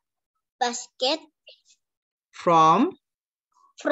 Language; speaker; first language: English; non-native, fluent; Indonesian